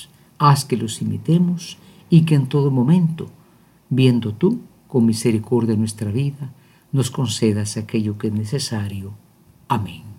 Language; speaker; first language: Spanish; native; Spanish